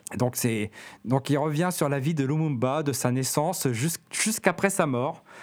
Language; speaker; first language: French; native; French